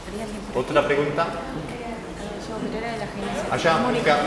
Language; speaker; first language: Spanish; non-native, learner; French